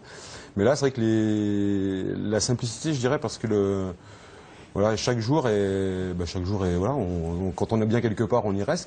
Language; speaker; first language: French; native; French